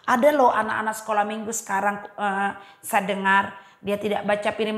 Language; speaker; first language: Indonesian; native; Indonesian